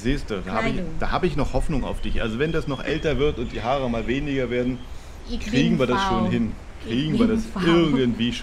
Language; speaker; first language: German; native; German